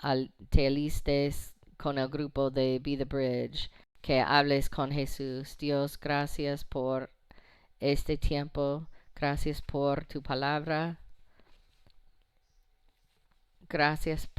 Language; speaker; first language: Spanish; non-native, fluent; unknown